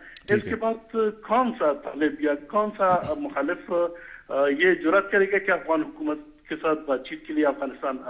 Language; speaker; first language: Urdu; non-native, fluent; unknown